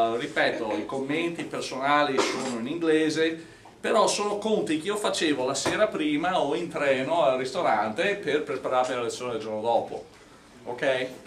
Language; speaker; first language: Italian; non-native, fluent; English